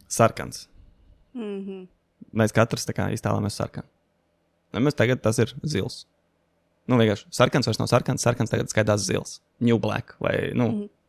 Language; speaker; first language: Latvian; native; Latvian